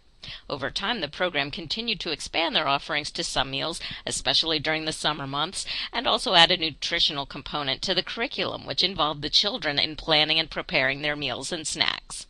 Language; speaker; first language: English; native; English